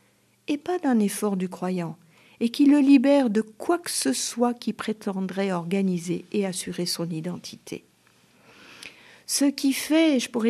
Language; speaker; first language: French; native; French